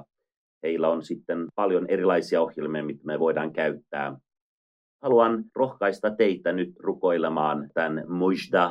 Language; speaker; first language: Finnish; non-native, fluent; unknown